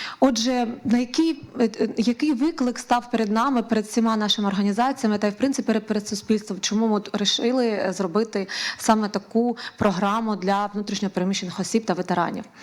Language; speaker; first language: Ukrainian; native; Ukrainian